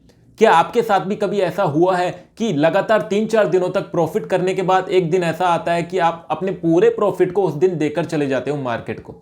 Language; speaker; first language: Hindi; native; Hindi